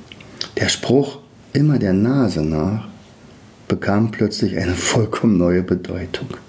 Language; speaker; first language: German; native; German